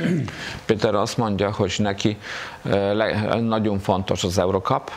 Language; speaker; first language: Hungarian; non-native, fluent; Polish